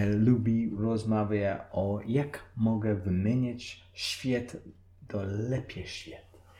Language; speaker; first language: Polish; non-native, learner; English